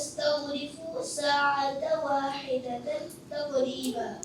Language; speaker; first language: Arabic; non-native, learner; Urdu